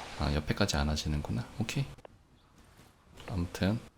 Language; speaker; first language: Korean; native; Korean